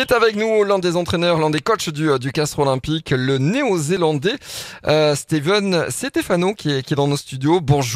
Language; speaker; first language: French; native; French